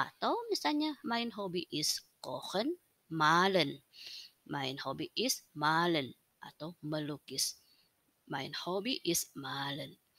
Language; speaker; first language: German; non-native, learner; Indonesian